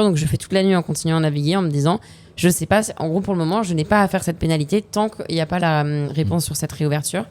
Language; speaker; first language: French; native; French